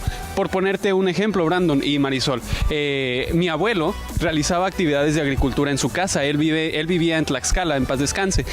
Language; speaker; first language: Spanish; native; Spanish